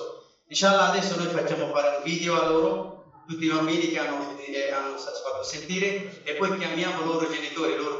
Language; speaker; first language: Italian; non-native, fluent; Bangla